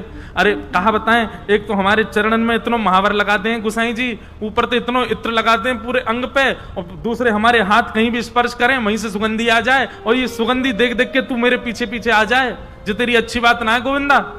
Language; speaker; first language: Hindi; native; Hindi